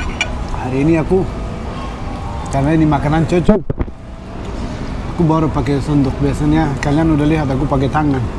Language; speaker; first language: Indonesian; non-native, fluent; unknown